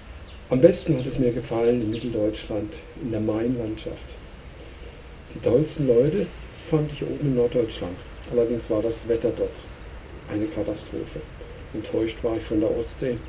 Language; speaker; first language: German; native; German